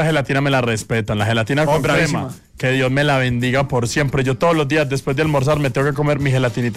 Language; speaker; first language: Spanish; native; Spanish